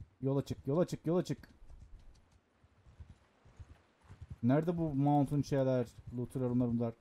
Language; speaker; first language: Turkish; native; Turkish